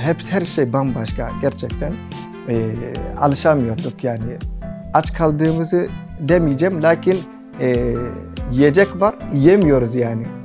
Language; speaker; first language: Turkish; non-native, fluent; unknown